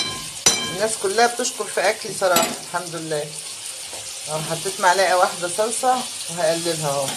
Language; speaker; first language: Arabic; native; Arabic